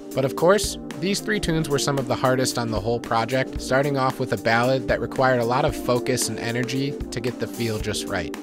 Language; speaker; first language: English; native; English